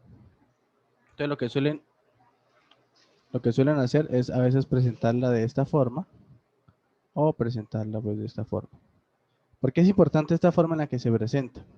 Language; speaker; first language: Spanish; native; Spanish